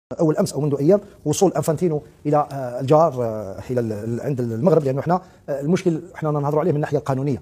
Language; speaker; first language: Arabic; native; Arabic